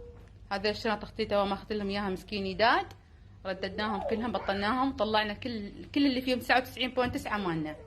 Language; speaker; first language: Arabic; native; Arabic